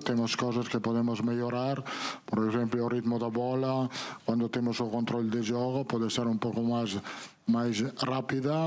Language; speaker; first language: Portuguese; non-native, fluent; Italian